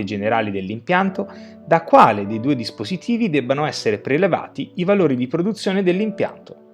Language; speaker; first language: Italian; native; Italian